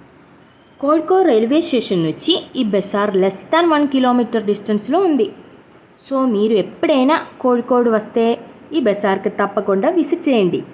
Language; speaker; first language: Telugu; non-native, learner; Malayalam